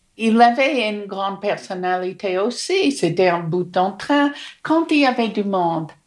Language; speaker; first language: French; non-native, fluent; English